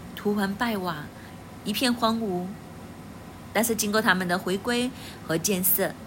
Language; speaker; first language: Chinese; native; Chinese